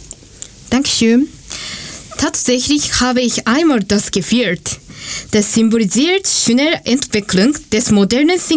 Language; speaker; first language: German; non-native, learner; Japanese